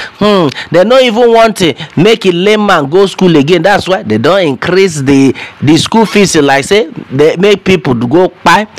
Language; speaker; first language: Nigerian Pidgin; non-native, local second language; Yoruba